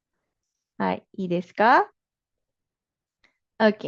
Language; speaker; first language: Japanese; non-native, fluent; Filipino